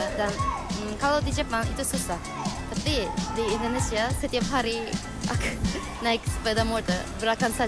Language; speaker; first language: Indonesian; non-native, learner; Japanese